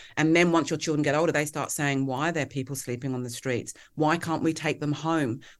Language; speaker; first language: English; native; English